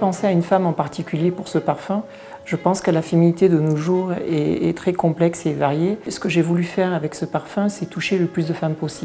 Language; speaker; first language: French; native; French